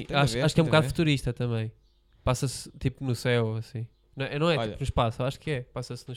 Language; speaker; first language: Portuguese; native; Portuguese